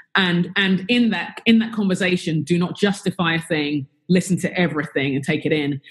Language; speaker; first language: English; native; English